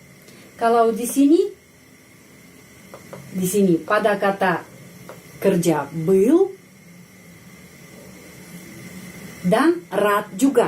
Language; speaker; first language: Indonesian; non-native, fluent; Russian